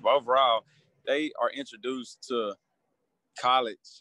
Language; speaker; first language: English; native; English